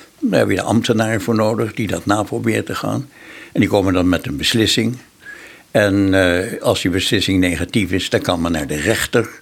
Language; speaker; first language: Dutch; native; Dutch